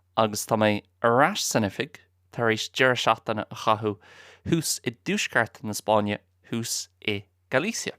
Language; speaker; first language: Irish; non-native, local second language; English